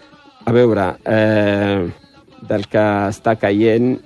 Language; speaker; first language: Catalan; non-native, fluent; Riffian